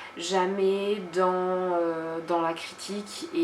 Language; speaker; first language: French; native; French